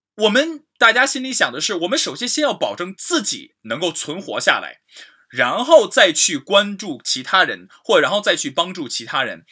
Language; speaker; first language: Chinese; native; Chinese